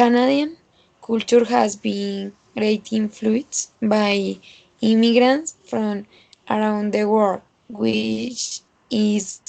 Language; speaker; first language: English; non-native, learner; Spanish